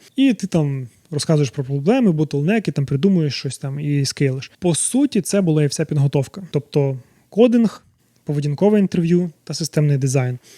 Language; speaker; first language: Ukrainian; non-native, local second language; Russian